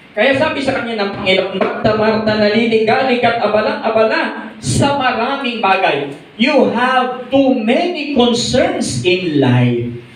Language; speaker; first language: Filipino; non-native, local second language; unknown